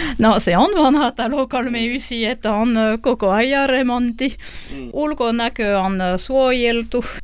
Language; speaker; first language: Finnish; non-native, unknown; French